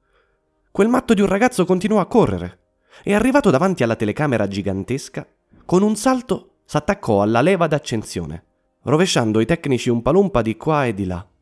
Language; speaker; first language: Italian; native; Italian